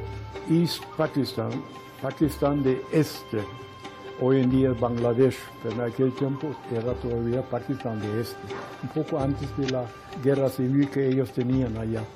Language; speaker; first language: Spanish; non-native, fluent; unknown